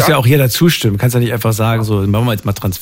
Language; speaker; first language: German; native; German